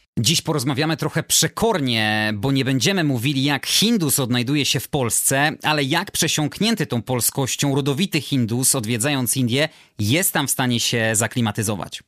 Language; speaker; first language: Polish; native; Polish